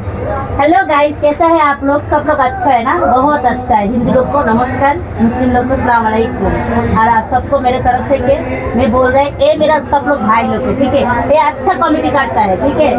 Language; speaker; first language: Hindi; non-native, local second language; Bangla